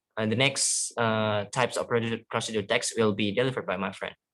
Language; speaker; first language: English; non-native, fluent; Indonesian